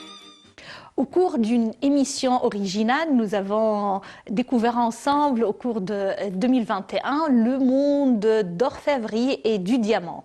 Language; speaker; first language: French; non-native, fluent; Arabic